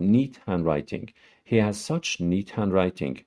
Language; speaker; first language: English; non-native, fluent; Persian